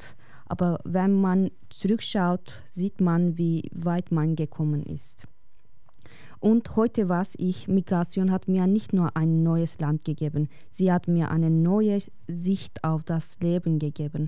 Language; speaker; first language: German; non-native, learner; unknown